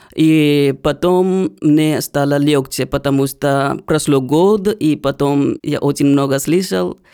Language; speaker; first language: Russian; non-native, learner; Hindi